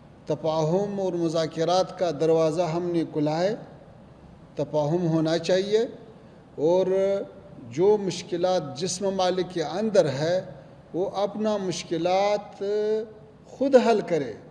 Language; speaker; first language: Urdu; non-native, fluent; Pashto